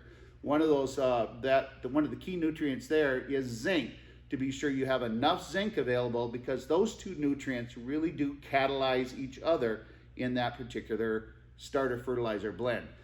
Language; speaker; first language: English; native; English